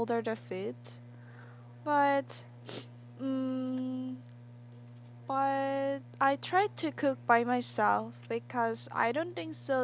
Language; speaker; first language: English; non-native, learner; Korean